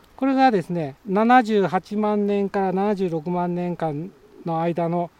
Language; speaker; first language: Japanese; native; Japanese